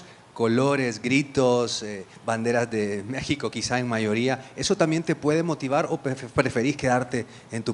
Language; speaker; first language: Spanish; native; Spanish